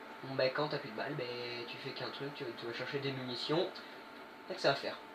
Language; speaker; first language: French; native; French